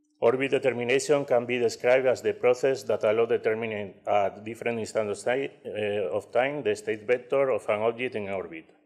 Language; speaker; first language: English; non-native, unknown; Spanish